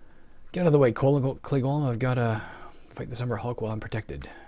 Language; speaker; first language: English; native; English